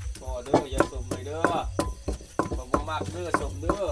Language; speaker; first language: Thai; native; Thai